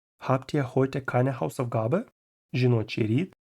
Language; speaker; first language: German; non-native, fluent; Ukrainian